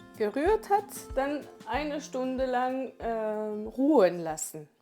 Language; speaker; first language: German; non-native, local second language; Swiss German